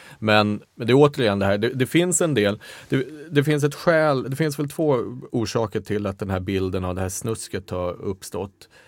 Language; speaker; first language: Swedish; native; Swedish